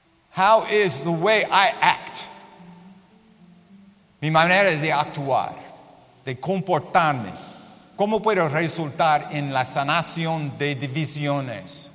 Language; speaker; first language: Spanish; non-native, learner; English